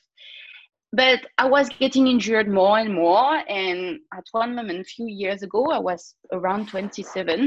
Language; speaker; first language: English; non-native, fluent; French